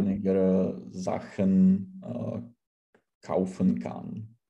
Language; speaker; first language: German; non-native, learner; Czech